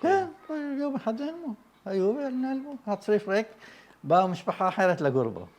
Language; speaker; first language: Hebrew; early bilingual, other home language; Arabic